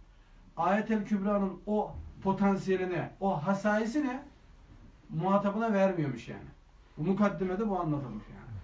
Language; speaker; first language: Turkish; native; Turkish